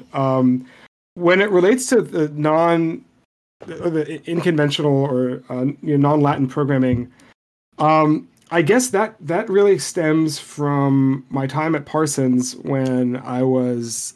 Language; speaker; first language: English; non-native, fluent; Arabic